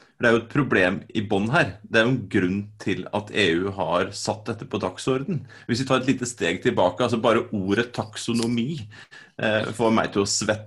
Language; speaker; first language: Norwegian; native; Norwegian